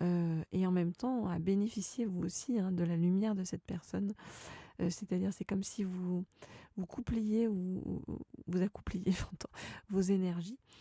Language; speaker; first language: French; native; French